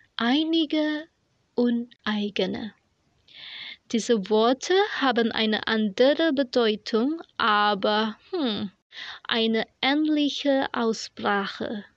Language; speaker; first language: German; non-native, learner; Indonesian